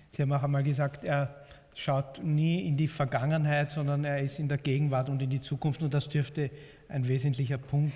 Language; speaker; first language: German; native; German